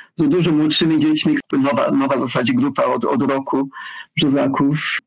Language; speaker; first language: Polish; early bilingual, heritage; Polish